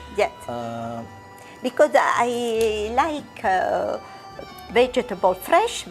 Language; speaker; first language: English; non-native, fluent; Italian